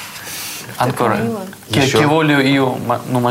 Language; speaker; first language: Italian; non-native, learner; Russian